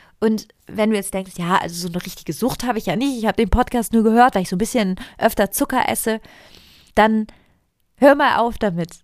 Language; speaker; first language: German; non-native, fluent; Italian